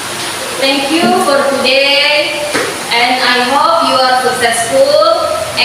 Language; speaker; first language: English; non-native, learner; Indonesian